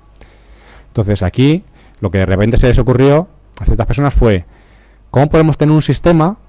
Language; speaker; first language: Spanish; native; Spanish